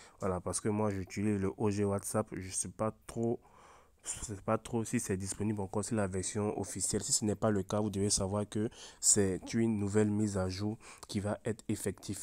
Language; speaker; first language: French; native; French